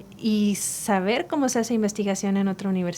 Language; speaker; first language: Spanish; native; Spanish